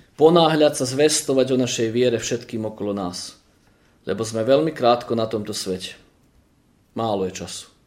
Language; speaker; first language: Slovak; early bilingual, heritage; Slovak